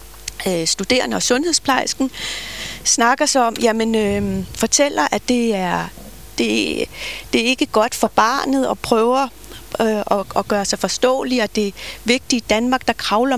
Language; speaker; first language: Danish; native; Danish